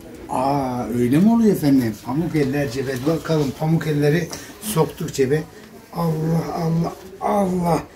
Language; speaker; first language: Turkish; native; Turkish